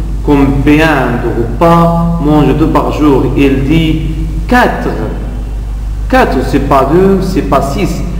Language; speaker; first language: French; non-native, fluent; Arabic